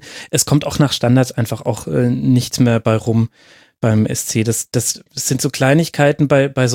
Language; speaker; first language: German; native; German